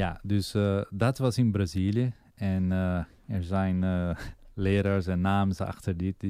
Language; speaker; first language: Dutch; non-native, fluent; Portuguese